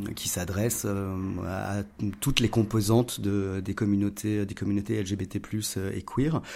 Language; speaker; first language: French; native; French